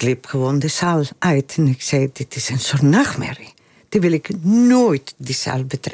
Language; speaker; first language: Dutch; non-native, fluent; Spanish